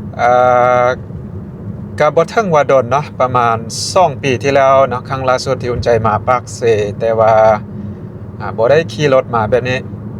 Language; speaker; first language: Lao; native; Lao